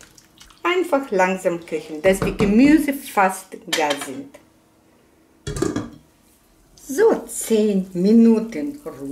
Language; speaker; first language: German; non-native, fluent; Russian